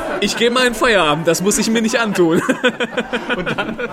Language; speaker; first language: German; native; German